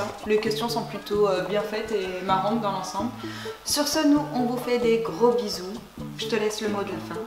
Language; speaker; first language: French; native; French